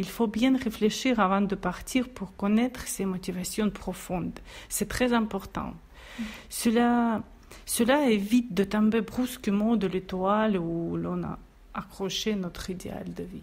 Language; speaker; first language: French; non-native, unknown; Russian